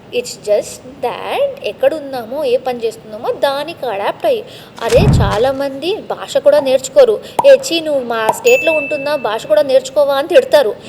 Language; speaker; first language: Telugu; non-native, local second language; Tamil